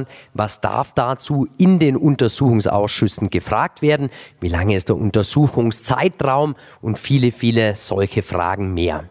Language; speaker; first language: German; native; German